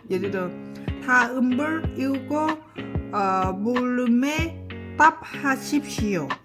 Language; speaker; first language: Korean; non-native, learner; Lao